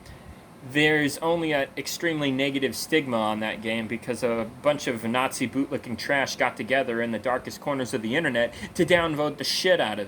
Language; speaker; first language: English; native; English